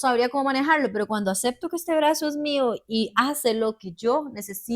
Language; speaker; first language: Spanish; native; Spanish